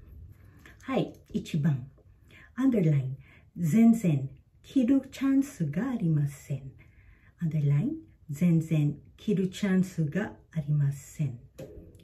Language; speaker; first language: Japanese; non-native, fluent; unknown